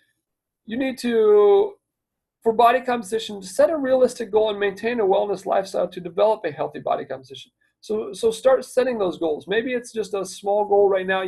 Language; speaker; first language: English; native; English